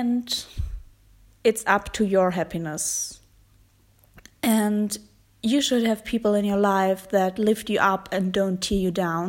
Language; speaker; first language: English; non-native, fluent; German